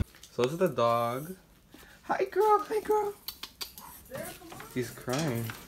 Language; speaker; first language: English; early bilingual, other home language; Spanish